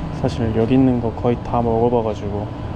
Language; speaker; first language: Korean; native; Korean